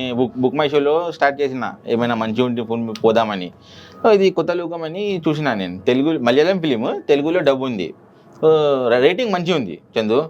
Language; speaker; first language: Telugu; non-native, local second language; Urdu